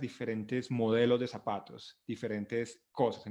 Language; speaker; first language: Spanish; native; Spanish